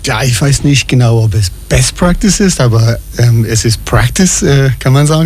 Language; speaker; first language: German; non-native, fluent; English